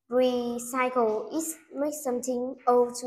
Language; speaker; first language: English; non-native, learner; Vietnamese